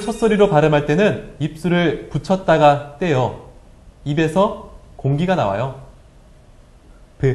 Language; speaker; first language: Korean; native; Korean